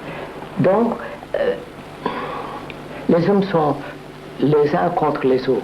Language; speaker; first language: French; non-native, learner; Telugu